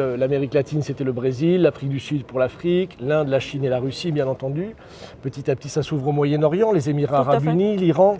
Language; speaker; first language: French; native; French